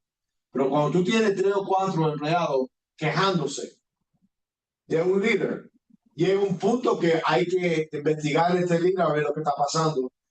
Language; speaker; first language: Spanish; early bilingual, heritage; Spanish